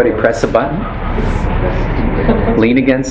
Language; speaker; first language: English; native; English